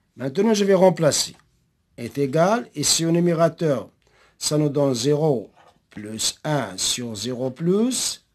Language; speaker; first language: French; non-native, local second language; Arabic